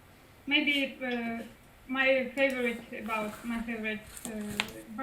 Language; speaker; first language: English; non-native, learner; Russian